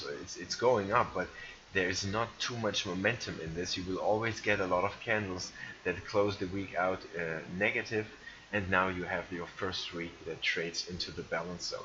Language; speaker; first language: English; non-native, fluent; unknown